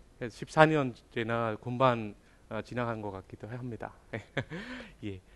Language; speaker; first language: Korean; non-native, fluent; Bangla